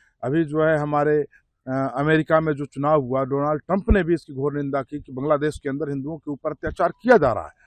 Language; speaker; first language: Hindi; native; Hindi